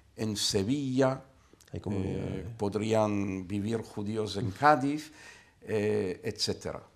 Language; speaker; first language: Spanish; non-native, fluent; Hebrew